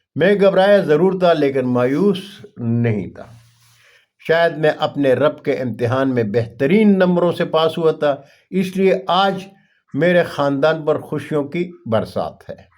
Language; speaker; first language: Urdu; non-native, local second language; Punjabi